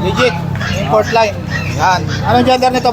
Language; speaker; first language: Filipino; native; Filipino